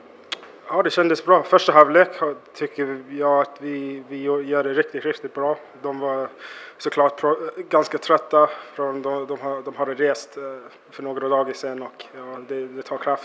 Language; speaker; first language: Swedish; non-native, fluent; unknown